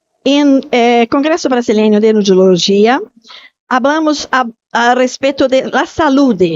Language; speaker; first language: Spanish; non-native, learner; Portuguese